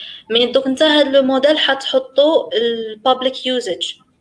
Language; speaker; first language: French; non-native, local second language; Arabic